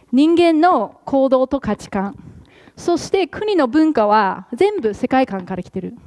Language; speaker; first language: Japanese; non-native, fluent; English